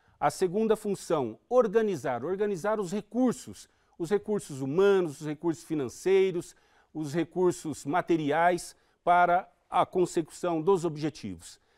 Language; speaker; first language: Portuguese; native; Portuguese